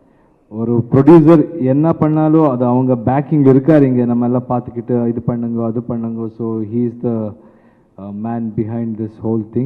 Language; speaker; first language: Tamil; non-native, learner; Kannada